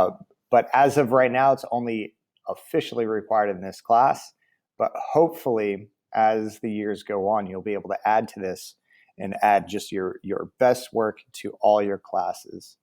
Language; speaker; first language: English; native; English